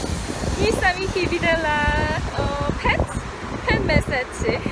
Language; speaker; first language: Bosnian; non-native, learner; Korean